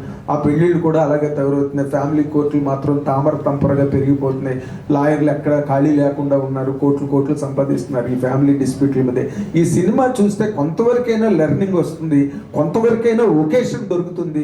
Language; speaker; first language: Telugu; native; Telugu